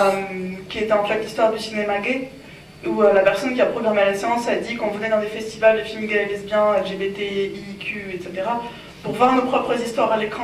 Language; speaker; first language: French; native; French